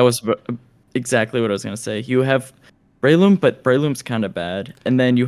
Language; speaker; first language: English; native; English